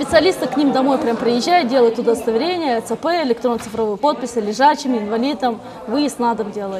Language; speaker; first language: Russian; non-native, local second language; Kazakh